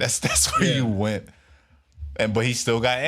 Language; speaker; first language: English; native; English